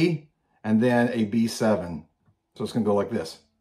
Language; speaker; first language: English; native; English